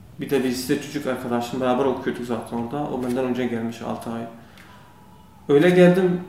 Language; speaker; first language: Turkish; non-native, learner; Kurdish